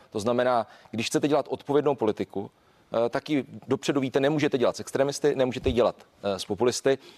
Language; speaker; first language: Czech; native; Czech